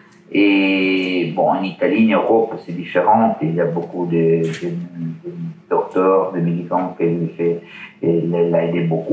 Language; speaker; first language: French; non-native, learner; Italian